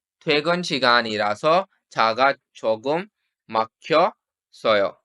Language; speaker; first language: Korean; non-native, fluent; Urdu